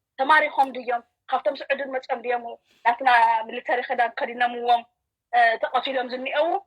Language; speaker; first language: Tigrinya; native; Tigrinya